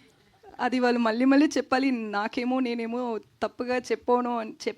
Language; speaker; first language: Telugu; non-native, learner; Tamil